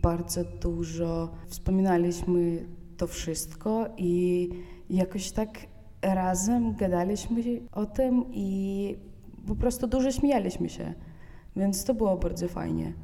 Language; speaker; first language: Polish; non-native, fluent; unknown